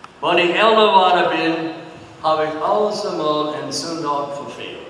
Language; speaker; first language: German; early bilingual, heritage; English